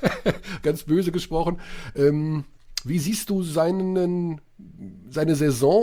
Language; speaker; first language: German; native; German